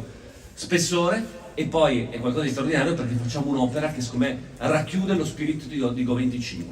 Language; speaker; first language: Italian; native; Italian